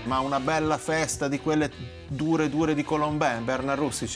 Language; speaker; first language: Italian; native; Italian